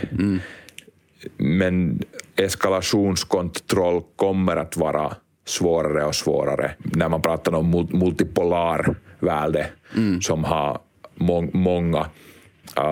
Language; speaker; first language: Swedish; non-native, local second language; Finnish